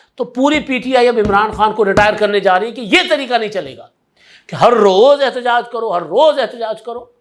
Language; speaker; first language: Urdu; non-native, local second language; Sindhi